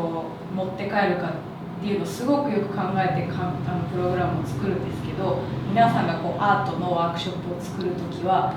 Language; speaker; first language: Japanese; native; Japanese